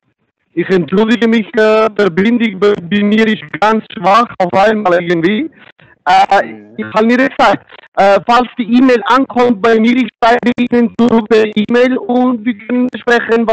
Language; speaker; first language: German; non-native, fluent; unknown